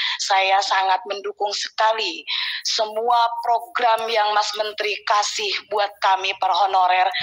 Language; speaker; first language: Indonesian; non-native, local second language; Sundanese